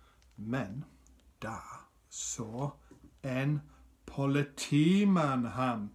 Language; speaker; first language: Norwegian; non-native, fluent; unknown